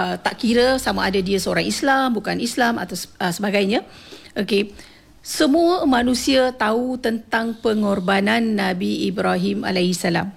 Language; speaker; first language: Malay; non-native, local second language; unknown